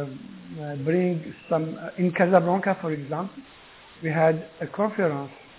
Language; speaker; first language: English; non-native, learner; Arabic